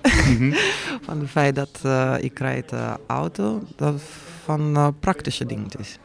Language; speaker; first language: Dutch; non-native, fluent; Russian